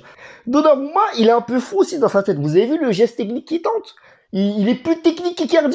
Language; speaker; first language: French; native; French